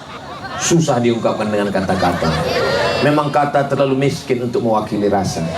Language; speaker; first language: Indonesian; native; Indonesian